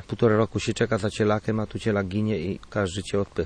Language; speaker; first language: Polish; native; Polish